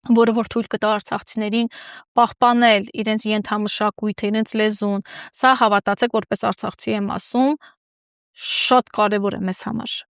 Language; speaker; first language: Armenian; native; Armenian